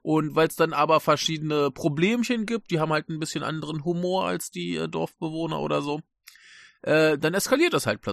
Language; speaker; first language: German; native; German